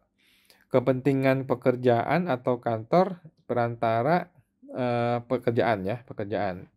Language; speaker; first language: Indonesian; native; Indonesian